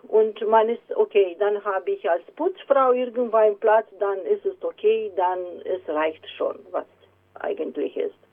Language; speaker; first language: German; non-native, fluent; Romanian